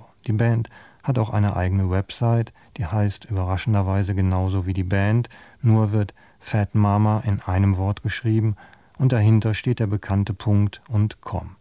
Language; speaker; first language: German; native; German